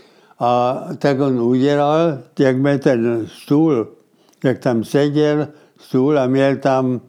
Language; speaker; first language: Czech; early bilingual, heritage; Czech